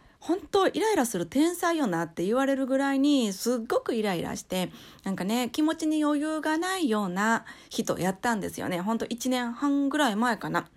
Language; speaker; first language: Japanese; native; Japanese